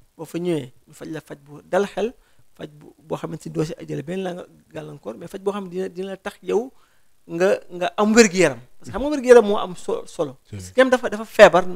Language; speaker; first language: Wolof; non-native, local second language; Jola-Fonyi